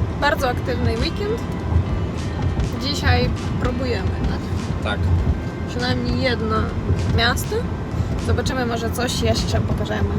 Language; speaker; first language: Polish; non-native, learner; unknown